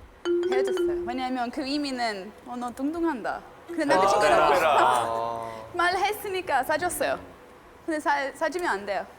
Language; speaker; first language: Korean; non-native, learner; English